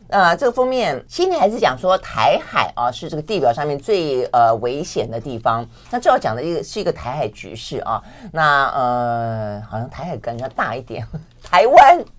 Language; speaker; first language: Chinese; native; Chinese